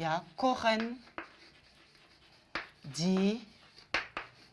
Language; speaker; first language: German; non-native, fluent; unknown